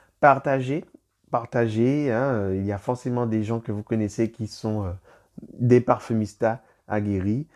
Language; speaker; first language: French; native; French